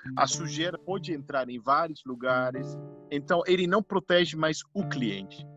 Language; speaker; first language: Portuguese; non-native, fluent; Dutch